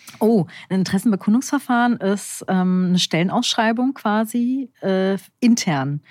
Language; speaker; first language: German; early bilingual, other home language; Turkish